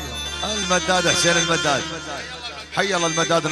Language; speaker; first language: Arabic; native; Arabic